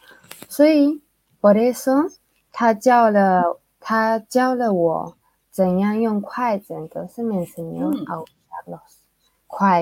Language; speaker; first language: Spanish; early bilingual, other home language; Chinese